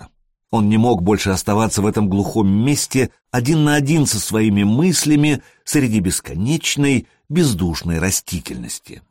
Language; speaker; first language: Russian; native; Russian